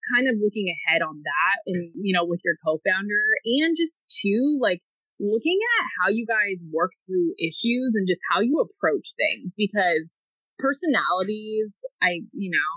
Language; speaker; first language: English; native; English